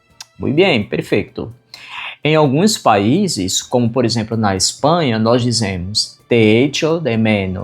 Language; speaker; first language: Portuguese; non-native, fluent; Spanish